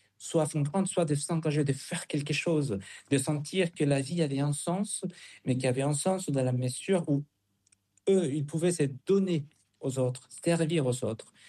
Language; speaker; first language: French; non-native, fluent; Spanish